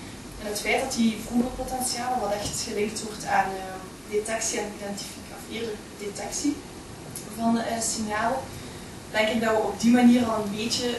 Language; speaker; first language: Dutch; native; Dutch